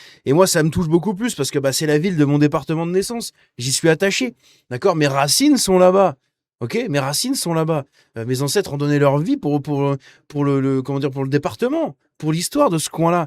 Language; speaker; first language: French; native; French